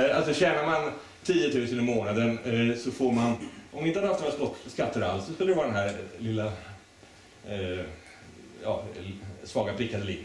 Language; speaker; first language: Swedish; native; Swedish